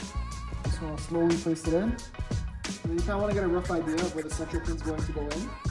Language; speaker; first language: English; native; English